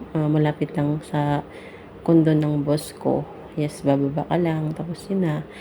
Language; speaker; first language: Filipino; non-native, local second language; Cebuano